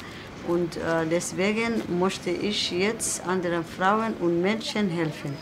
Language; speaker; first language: German; non-native, learner; Somali